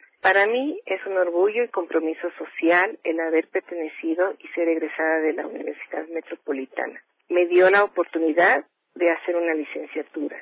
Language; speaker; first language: Spanish; native; Spanish